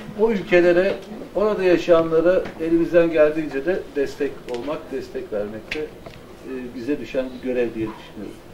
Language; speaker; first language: Turkish; native; Turkish